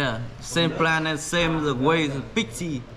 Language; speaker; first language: English; non-native, learner; Vietnamese